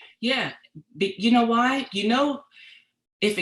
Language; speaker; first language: English; native; English